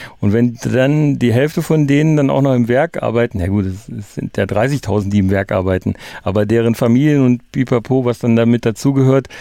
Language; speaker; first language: German; native; German